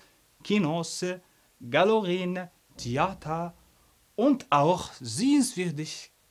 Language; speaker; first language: German; non-native, fluent; Arabic